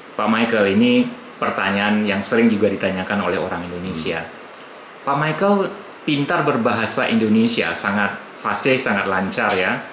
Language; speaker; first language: Indonesian; native; Indonesian